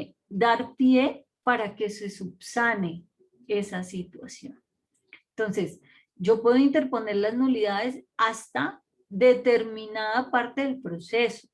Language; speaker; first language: Spanish; native; Spanish